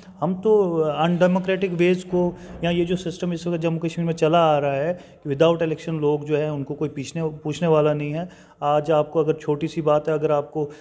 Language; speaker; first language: Hindi; non-native, local second language; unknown